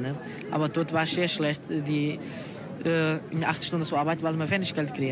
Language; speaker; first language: German; non-native, learner; Portuguese